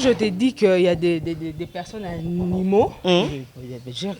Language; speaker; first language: French; non-native, local second language; Lingala